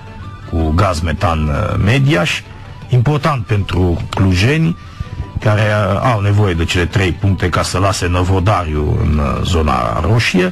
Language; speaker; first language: Romanian; native; Romanian